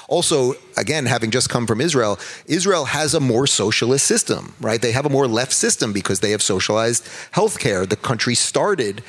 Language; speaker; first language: English; native; English